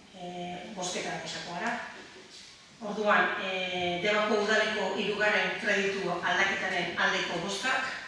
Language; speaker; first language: Basque; native; Basque